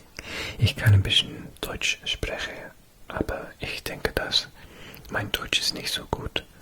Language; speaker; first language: German; non-native, learner; English